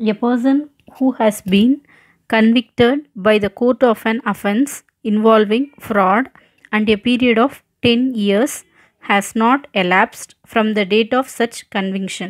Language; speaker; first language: English; non-native, local second language; Tamil